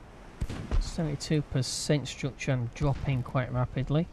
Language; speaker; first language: English; native; English